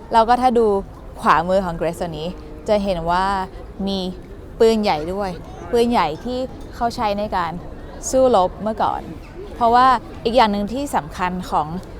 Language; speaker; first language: Thai; native; Thai